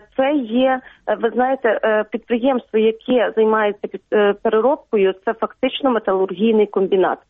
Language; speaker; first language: Ukrainian; native; Ukrainian